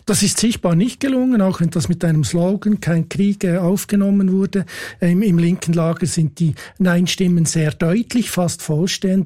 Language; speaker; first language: German; native; German